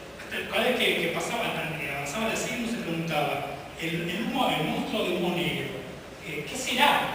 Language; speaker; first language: Spanish; native; Spanish